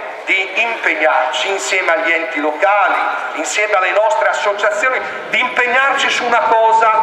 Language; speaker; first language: Italian; native; Italian